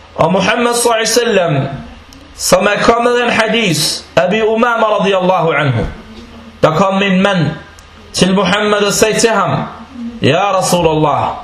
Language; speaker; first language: Danish; non-native, fluent; Arabic